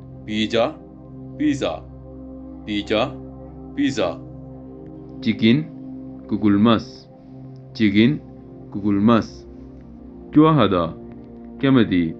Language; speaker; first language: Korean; non-native, learner; Sinhala